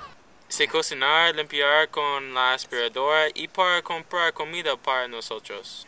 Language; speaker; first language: Spanish; non-native, learner; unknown